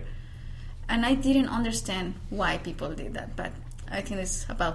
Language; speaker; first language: English; non-native, fluent; Spanish